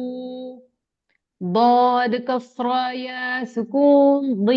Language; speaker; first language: Arabic; non-native, learner; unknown